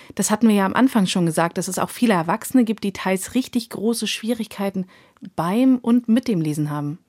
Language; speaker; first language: German; early bilingual, other home language; Bosnian